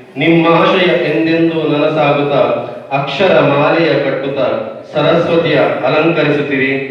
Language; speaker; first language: Kannada; non-native, local second language; Tulu